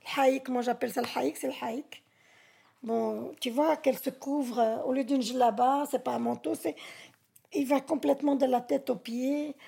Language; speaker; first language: French; early bilingual, other home language; Arabic